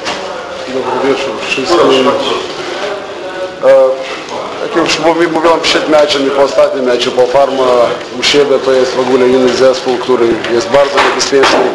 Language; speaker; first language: Polish; non-native, fluent; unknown